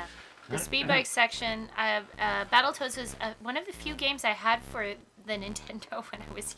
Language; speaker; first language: English; native; English